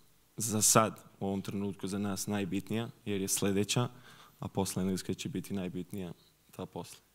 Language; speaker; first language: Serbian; early bilingual, heritage; Serbian